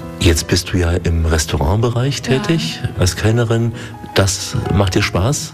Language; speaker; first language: German; native; German